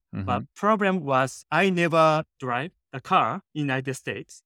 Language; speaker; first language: English; non-native, fluent; Japanese